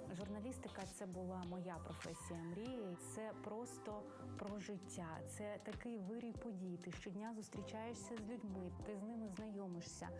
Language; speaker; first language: Ukrainian; native; Ukrainian